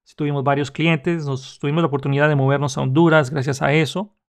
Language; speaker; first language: Spanish; native; Spanish